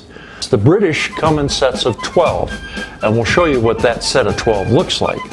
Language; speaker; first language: English; native; English